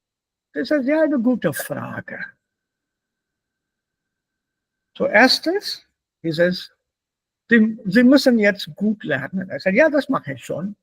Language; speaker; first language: German; non-native, fluent; Hindi